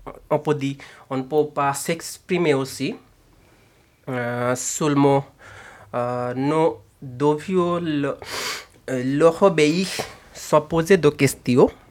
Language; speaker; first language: French; non-native, learner; Bangla